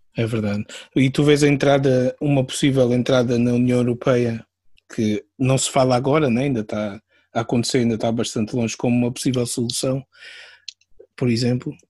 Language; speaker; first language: Portuguese; native; Portuguese